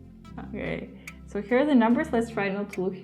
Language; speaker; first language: English; non-native, fluent; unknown